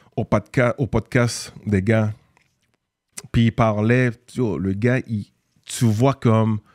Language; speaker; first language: French; native; French